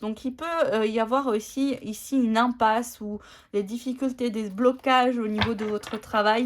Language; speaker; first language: French; native; French